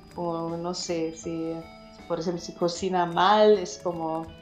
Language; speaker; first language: Spanish; non-native, fluent; German